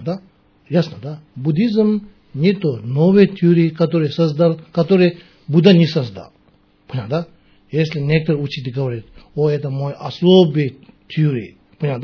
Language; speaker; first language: Russian; non-native, learner; Tibetan